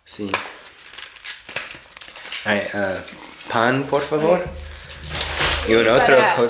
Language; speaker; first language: Spanish; non-native, learner; English